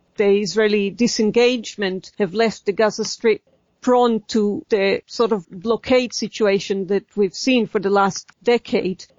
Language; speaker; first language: English; non-native, fluent; Hebrew